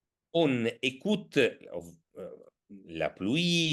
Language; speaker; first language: French; non-native, fluent; Italian